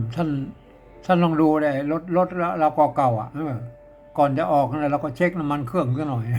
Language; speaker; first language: Thai; native; Thai